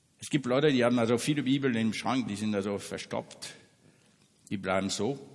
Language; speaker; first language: German; non-native, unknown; French